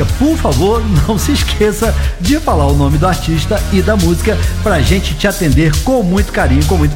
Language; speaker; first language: Portuguese; native; Portuguese